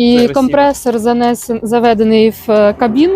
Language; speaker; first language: Ukrainian; native; Ukrainian